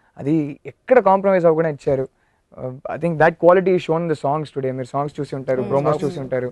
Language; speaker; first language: Telugu; non-native, fluent; Tamil